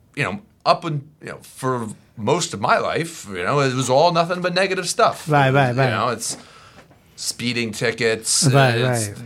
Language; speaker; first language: English; native; English